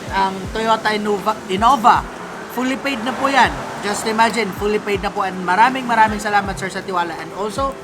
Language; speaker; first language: Filipino; native; Filipino